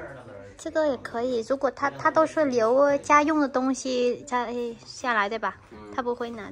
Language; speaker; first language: Chinese; non-native, fluent; Vietnamese